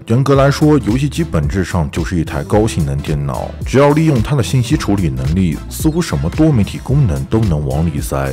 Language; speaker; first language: Chinese; native; Chinese